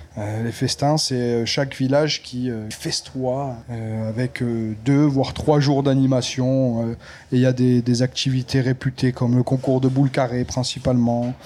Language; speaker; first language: French; native; French